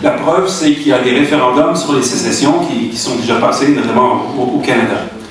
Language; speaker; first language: French; native; French